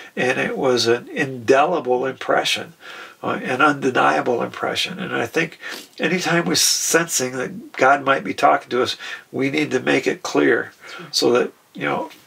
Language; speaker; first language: English; native; English